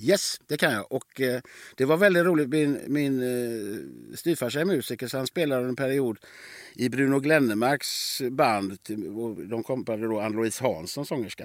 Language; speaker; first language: Swedish; native; Swedish